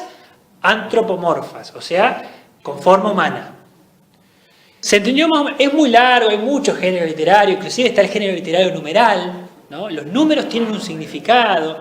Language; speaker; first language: Spanish; native; Spanish